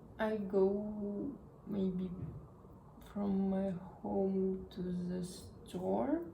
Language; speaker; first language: English; non-native, learner; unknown